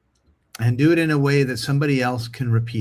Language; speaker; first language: English; native; English